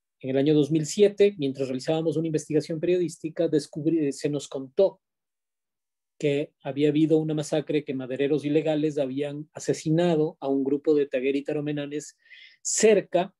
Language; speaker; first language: Spanish; native; Spanish